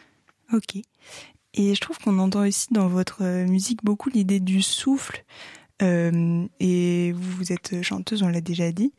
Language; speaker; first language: French; native; French